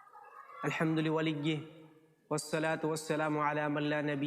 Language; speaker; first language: Arabic; non-native, learner; Urdu